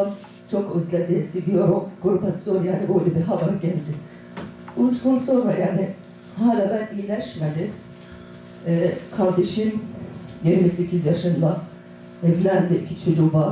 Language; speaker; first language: Turkish; non-native, learner; Arabic